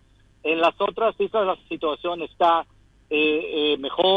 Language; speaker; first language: Spanish; non-native, fluent; Hebrew